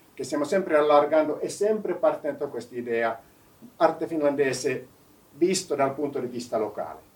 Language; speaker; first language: Italian; non-native, fluent; Finnish